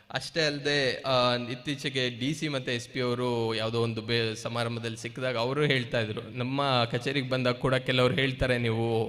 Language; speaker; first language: Kannada; native; Kannada